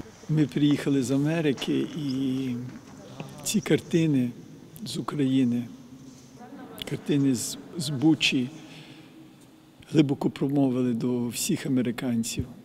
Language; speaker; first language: Ukrainian; early bilingual, heritage; Ukrainian